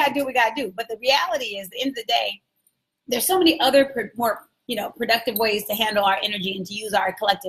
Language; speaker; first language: English; native; English